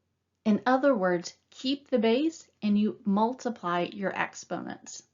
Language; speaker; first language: English; native; English